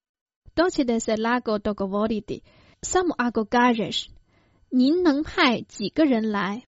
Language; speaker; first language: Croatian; non-native, fluent; Chinese